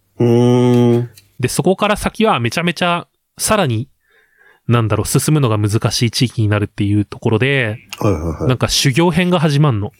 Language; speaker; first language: Japanese; native; Japanese